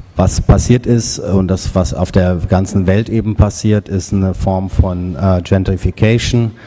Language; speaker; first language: German; native; German